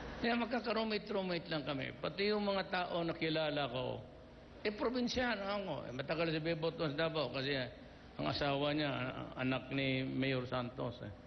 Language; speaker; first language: Filipino; non-native, local second language; Cebuano